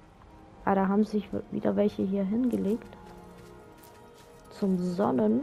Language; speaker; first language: German; native; German